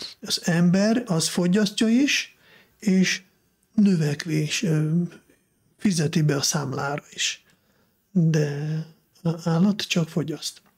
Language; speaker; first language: Hungarian; non-native, fluent; Russian